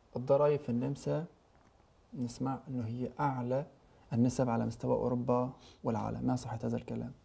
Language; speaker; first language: Arabic; native; Arabic